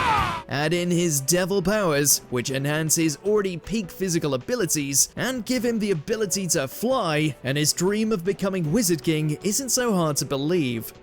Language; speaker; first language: English; native; English